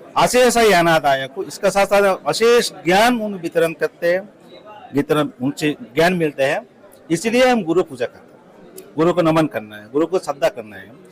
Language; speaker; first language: Hindi; non-native, fluent; Bangla